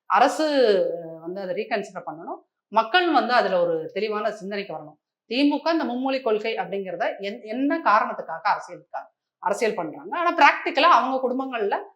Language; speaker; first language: Tamil; native; Tamil